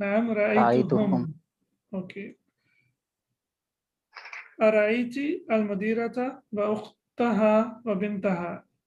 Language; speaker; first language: Arabic; non-native, fluent; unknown